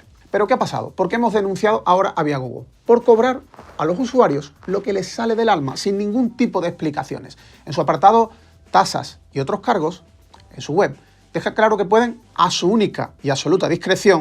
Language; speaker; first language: Spanish; native; Spanish